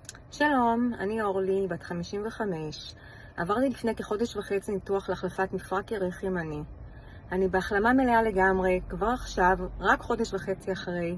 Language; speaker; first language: Hebrew; native; Hebrew